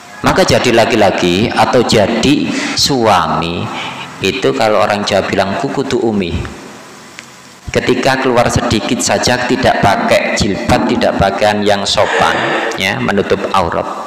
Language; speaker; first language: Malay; non-native, local second language; Javanese